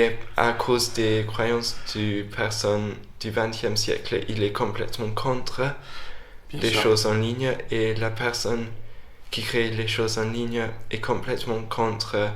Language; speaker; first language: French; non-native, fluent; English